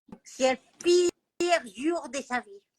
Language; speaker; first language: French; non-native, fluent; Spanish